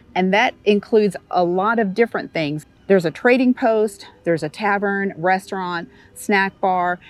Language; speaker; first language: English; native; English